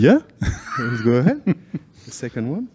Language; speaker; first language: English; non-native, fluent; French